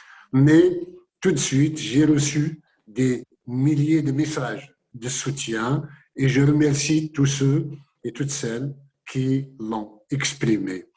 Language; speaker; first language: French; non-native, local second language; Kabyle